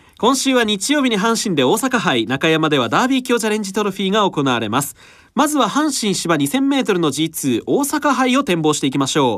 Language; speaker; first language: Japanese; native; Japanese